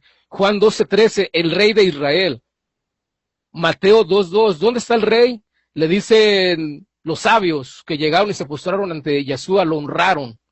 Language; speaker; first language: Spanish; native; Spanish